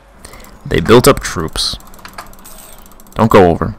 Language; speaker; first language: English; native; English